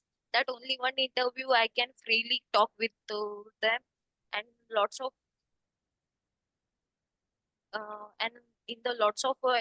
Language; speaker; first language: English; non-native, learner; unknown